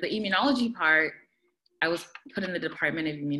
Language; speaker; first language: English; non-native, local second language; Akan